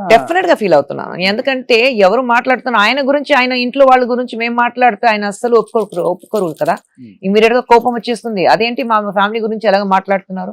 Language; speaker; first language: Telugu; non-native, fluent; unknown